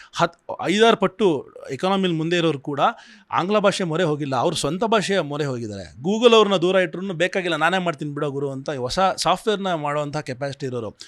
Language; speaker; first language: Kannada; native; Kannada